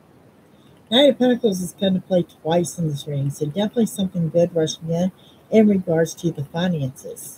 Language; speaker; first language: English; native; English